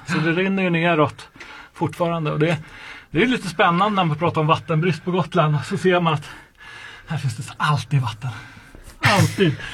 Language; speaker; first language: Swedish; native; Swedish